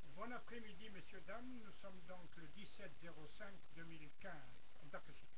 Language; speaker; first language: French; non-native, local second language; Arabic